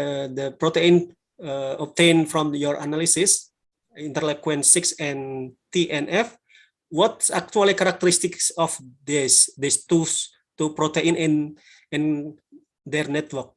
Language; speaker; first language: English; non-native, learner; Indonesian